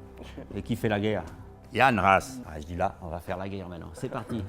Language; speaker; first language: French; native; French